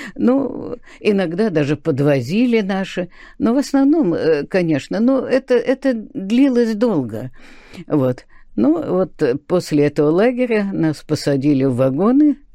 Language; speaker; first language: Russian; early bilingual, other home language; Spanish